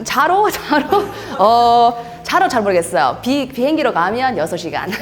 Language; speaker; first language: Korean; non-native, fluent; English